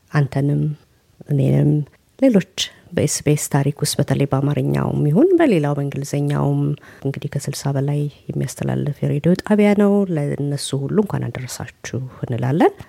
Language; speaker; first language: Amharic; native; Amharic